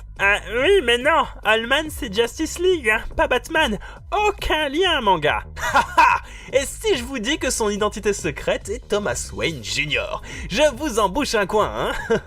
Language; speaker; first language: French; native; French